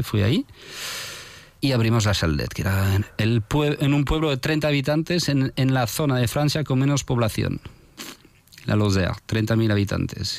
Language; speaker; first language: Spanish; non-native, fluent; French